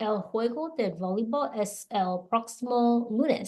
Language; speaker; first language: Spanish; non-native, learner; English